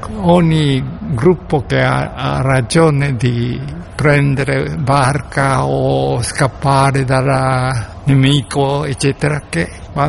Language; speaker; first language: Italian; non-native, learner; Japanese